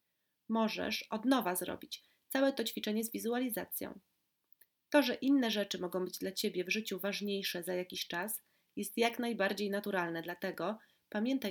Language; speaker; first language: Polish; native; Polish